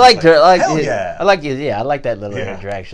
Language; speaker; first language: English; native; English